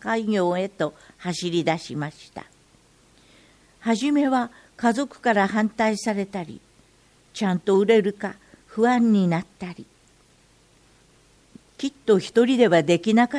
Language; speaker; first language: Japanese; native; Japanese